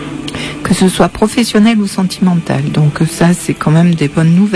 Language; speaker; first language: French; native; French